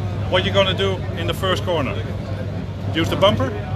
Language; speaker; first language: English; non-native, fluent; Dutch